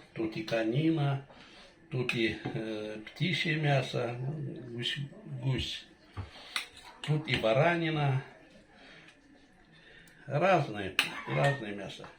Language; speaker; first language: Russian; non-native, local second language; Tatar